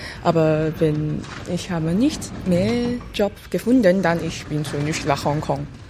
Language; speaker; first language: German; non-native, learner; Cantonese